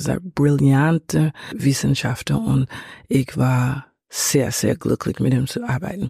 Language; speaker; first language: German; non-native, fluent; English